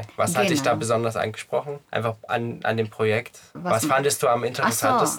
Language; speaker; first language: German; native; German